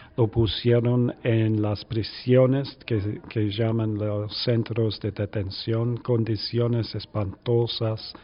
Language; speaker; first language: Spanish; non-native, fluent; English